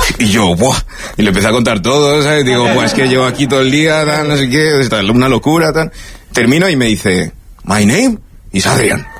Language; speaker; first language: Spanish; early bilingual, other home language; English